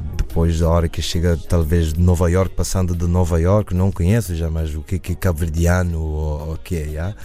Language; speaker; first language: Portuguese; early bilingual, other home language; English